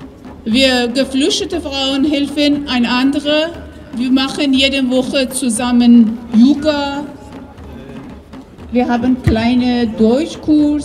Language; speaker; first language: German; non-native, learner; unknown